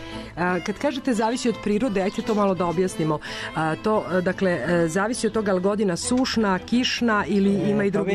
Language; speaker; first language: Serbian; native; Serbian